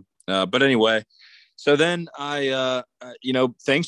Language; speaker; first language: English; native; English